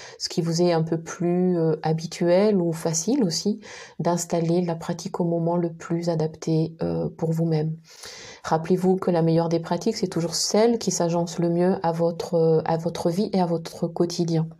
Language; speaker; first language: French; native; French